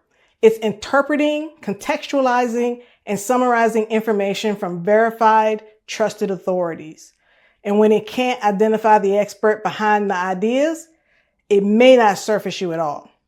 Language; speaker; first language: English; native; English